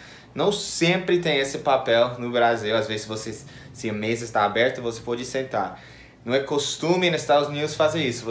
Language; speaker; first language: Portuguese; non-native, fluent; English